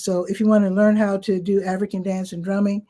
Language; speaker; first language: English; native; English